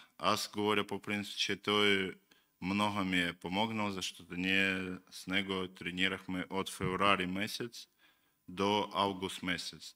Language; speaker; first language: Bulgarian; non-native, learner; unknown